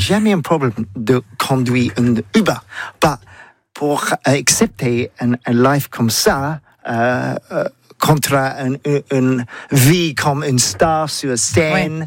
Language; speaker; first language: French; non-native, learner; English